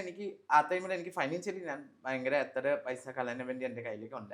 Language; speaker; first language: Malayalam; non-native, fluent; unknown